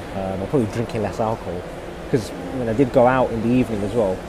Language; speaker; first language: English; native; English